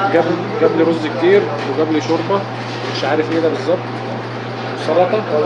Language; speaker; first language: Arabic; native; Arabic